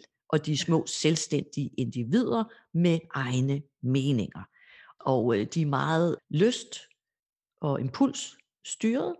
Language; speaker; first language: Danish; native; Danish